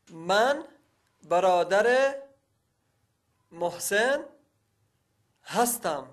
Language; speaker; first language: Persian; non-native, learner; Arabic